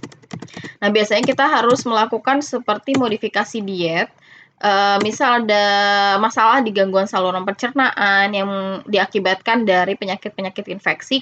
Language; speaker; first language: Indonesian; native; Indonesian